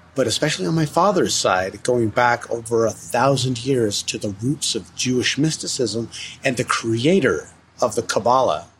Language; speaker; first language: English; early bilingual, other home language; Russian